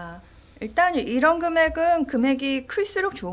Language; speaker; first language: Korean; native; Korean